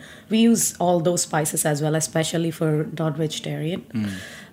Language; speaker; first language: English; non-native, local second language; Telugu